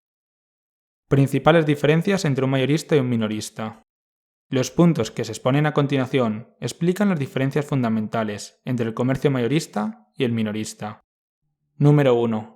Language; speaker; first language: Spanish; native; Spanish